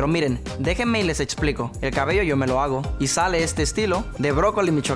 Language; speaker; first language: Spanish; early bilingual, heritage; Spanish